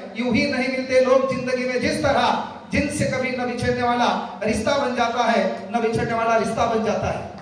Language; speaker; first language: Hindi; non-native, local second language; Marathi